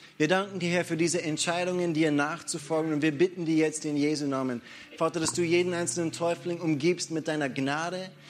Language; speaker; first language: German; native; German